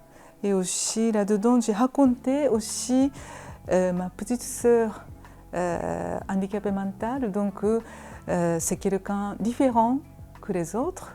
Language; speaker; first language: French; non-native, fluent; Japanese